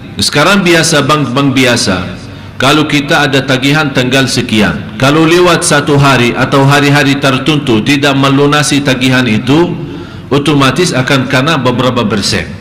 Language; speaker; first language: Malay; non-native, fluent; Arabic